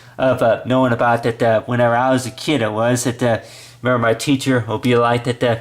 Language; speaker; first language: English; native; English